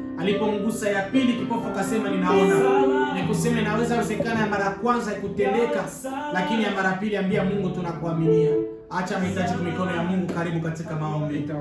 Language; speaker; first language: Swahili; native; Swahili